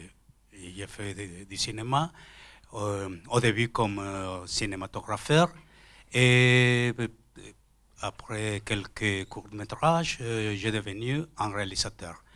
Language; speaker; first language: French; non-native, learner; Spanish